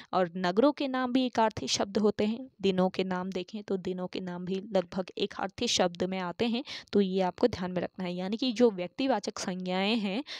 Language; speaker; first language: Hindi; native; Hindi